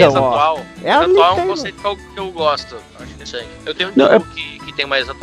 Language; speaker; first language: Portuguese; native; Portuguese